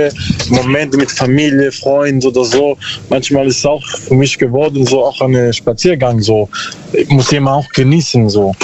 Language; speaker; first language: German; non-native, learner; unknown